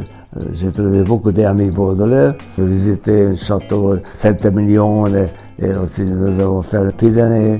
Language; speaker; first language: French; non-native, fluent; Hungarian